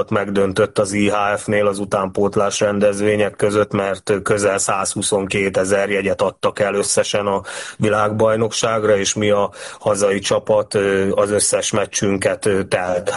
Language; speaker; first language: Hungarian; native; Hungarian